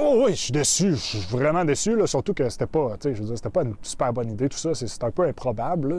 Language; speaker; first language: French; native; French